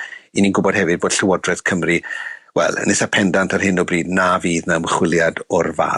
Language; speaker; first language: Welsh; native; Welsh